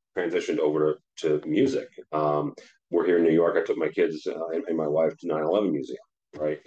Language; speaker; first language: English; native; English